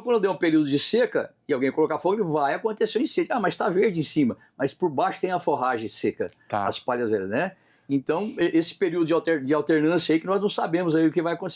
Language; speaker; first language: Portuguese; native; Portuguese